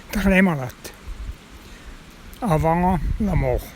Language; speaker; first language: French; non-native, local second language; German